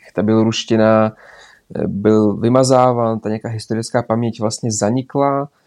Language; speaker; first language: Czech; early bilingual, other home language; Belarusian